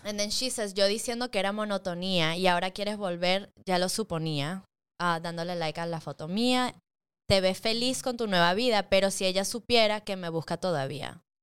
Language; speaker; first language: Spanish; early bilingual, heritage; Spanish